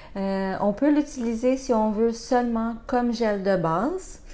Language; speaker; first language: French; native; French